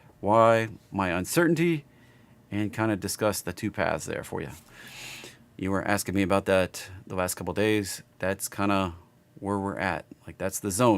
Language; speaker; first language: English; native; English